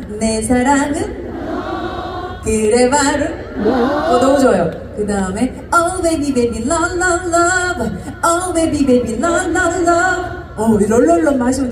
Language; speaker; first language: Korean; native; Korean